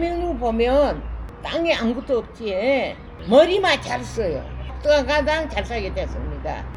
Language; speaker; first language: Korean; early bilingual, heritage; Korean